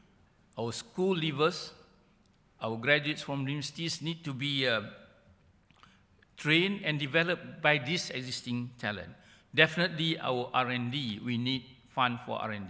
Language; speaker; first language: English; non-native, local second language; Malay